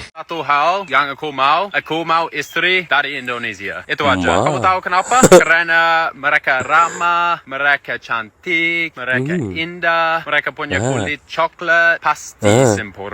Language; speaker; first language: Indonesian; non-native, learner; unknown